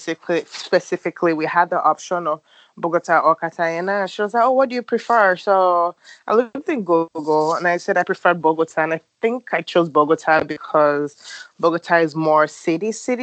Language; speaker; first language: English; non-native, local second language; Yoruba